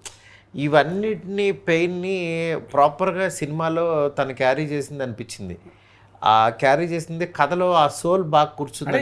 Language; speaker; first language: Telugu; native; Telugu